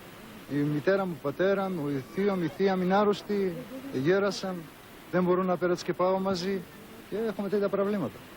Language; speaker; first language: Greek; early bilingual, heritage; Greek